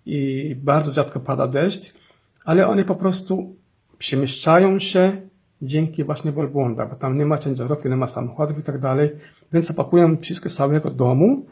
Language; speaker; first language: Polish; non-native, fluent; Somali